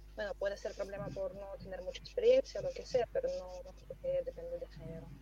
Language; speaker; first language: Spanish; non-native, fluent; Russian